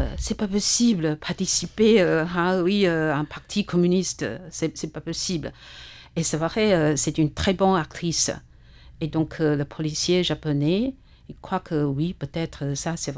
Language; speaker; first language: French; non-native, learner; Chinese